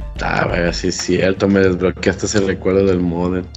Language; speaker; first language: Spanish; native; Spanish